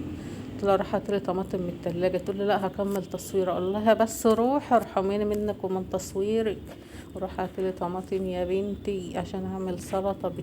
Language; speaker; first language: Arabic; native; Arabic